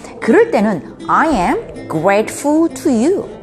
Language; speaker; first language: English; non-native, fluent; Korean